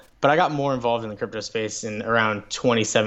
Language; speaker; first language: English; native; English